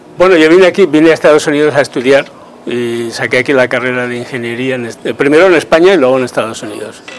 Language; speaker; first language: Spanish; native; Spanish